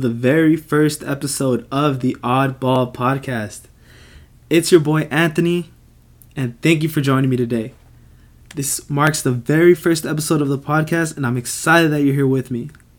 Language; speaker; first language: English; native; English